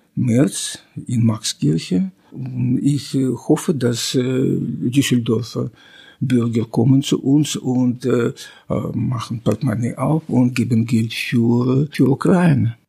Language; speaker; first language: German; non-native, fluent; Russian